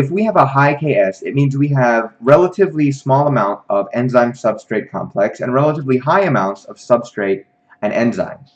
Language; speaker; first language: English; native; English